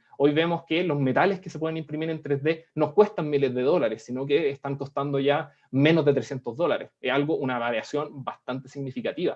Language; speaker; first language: Spanish; native; Spanish